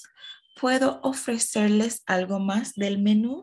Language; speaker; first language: Spanish; non-native, fluent; English